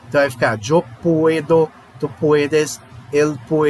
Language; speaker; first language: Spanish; non-native, fluent; Portuguese